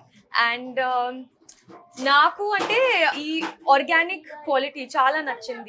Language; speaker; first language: Telugu; non-native, learner; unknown